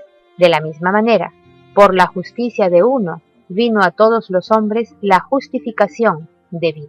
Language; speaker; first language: Spanish; native; Spanish